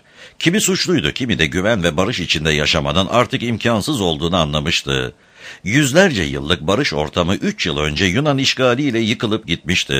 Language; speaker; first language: Turkish; native; Turkish